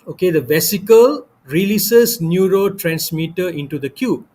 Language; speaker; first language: English; non-native, local second language; Malay